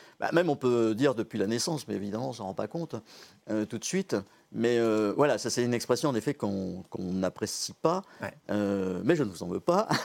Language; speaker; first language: French; native; French